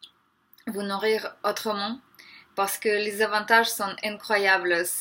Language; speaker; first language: French; non-native, learner; Ukrainian